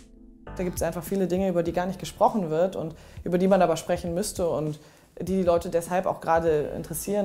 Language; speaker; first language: German; native; German